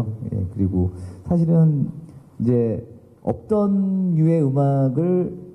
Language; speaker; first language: Korean; native; Korean